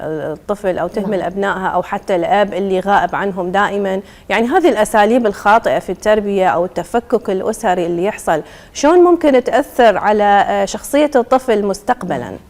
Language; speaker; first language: Arabic; native; Arabic